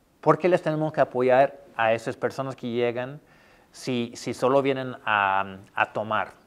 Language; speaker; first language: Spanish; non-native, fluent; English